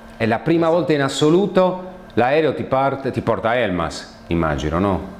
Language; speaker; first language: Italian; native; Italian